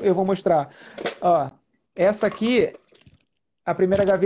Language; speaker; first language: Portuguese; native; Portuguese